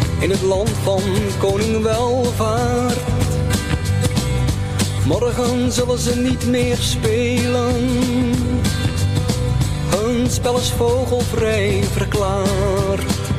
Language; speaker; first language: Dutch; native; Dutch